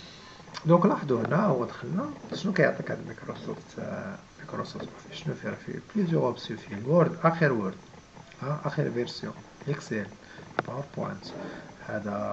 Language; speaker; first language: Arabic; native; Arabic